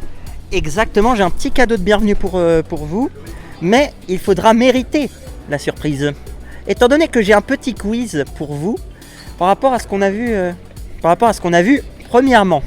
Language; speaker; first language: French; native; French